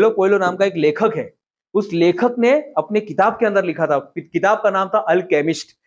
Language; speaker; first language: Hindi; non-native, local second language; Marathi